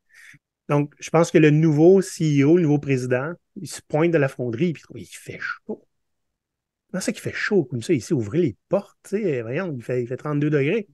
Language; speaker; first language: French; native; French